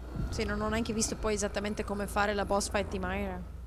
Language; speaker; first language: Italian; early bilingual, other home language; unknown